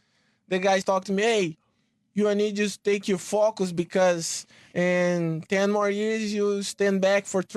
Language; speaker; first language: English; non-native, learner; Portuguese